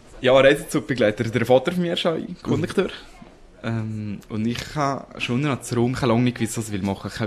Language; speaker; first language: German; native; German